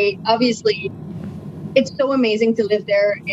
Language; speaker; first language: English; non-native, fluent; French